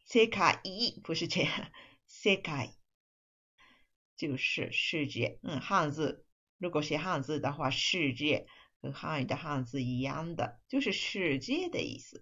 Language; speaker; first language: Chinese; non-native, fluent; Japanese